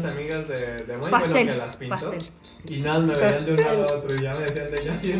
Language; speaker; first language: Spanish; native; Spanish